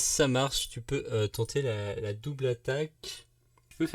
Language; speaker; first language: French; native; French